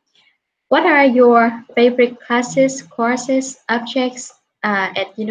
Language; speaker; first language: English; non-native, fluent; Vietnamese